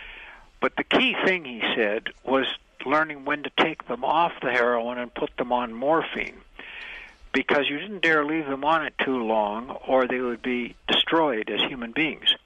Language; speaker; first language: English; native; English